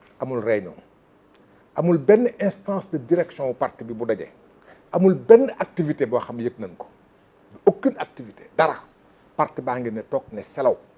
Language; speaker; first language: Wolof; non-native, local second language; Fula